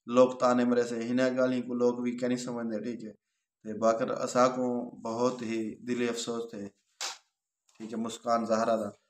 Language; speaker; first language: Punjabi; non-native, local second language; Saraiki